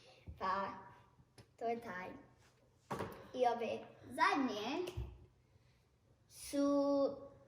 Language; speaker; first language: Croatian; early bilingual, heritage; Bosnian